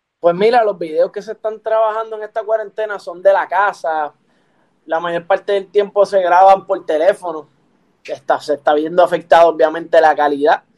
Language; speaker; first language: Spanish; native; Spanish